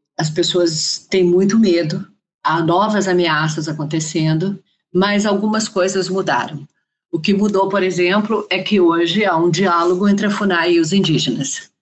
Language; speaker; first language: Portuguese; native; Portuguese